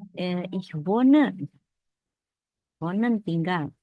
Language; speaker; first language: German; non-native, fluent; Indonesian